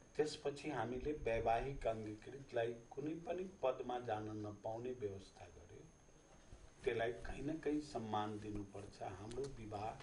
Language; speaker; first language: Nepali; non-native, local second language; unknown